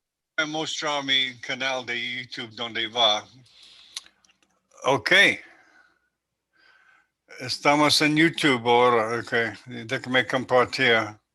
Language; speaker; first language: Spanish; non-native, learner; English